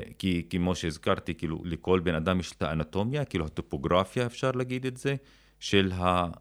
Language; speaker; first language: Hebrew; non-native, local second language; Arabic